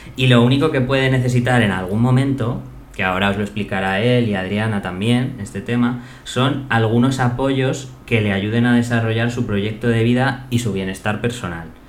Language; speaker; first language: Spanish; native; Spanish